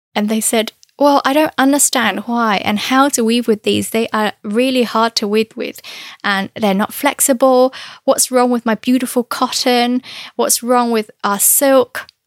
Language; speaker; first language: English; non-native, fluent; Chinese